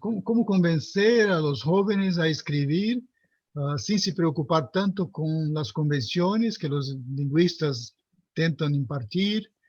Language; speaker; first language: Spanish; non-native, fluent; Portuguese